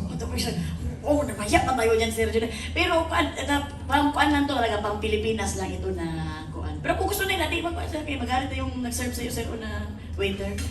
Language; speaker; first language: Filipino; non-native, local second language; Cebuano